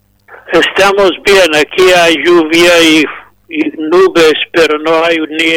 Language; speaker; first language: Spanish; non-native, fluent; English